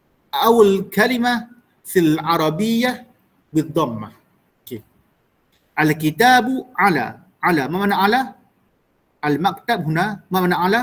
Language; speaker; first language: Arabic; non-native, fluent; Malay